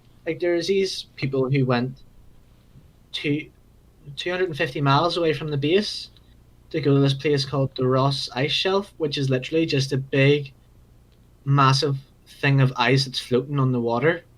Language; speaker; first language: English; native; English